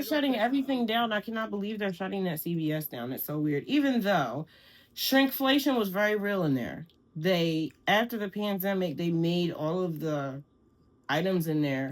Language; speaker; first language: English; native; English